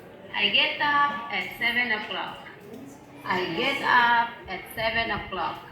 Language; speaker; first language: English; non-native, fluent; Indonesian